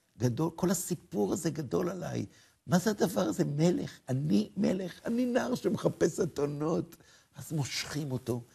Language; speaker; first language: Hebrew; native; Hebrew